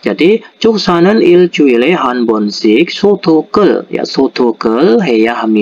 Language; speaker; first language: Korean; non-native, fluent; Indonesian